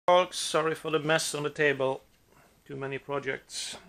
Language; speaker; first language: English; non-native, fluent; Norwegian